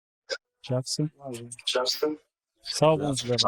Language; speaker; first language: Kazakh; non-native, learner; Russian